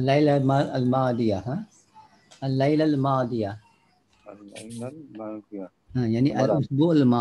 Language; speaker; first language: Arabic; non-native, fluent; Malay